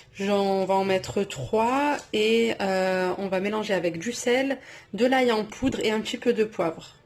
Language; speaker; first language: French; native; French